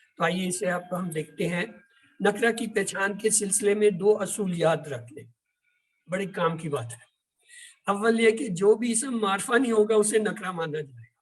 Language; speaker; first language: Urdu; native; Urdu